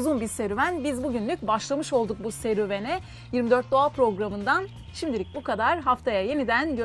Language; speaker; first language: Turkish; native; Turkish